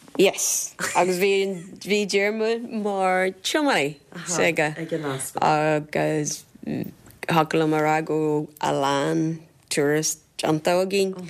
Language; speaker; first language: Irish; non-native, fluent; Portuguese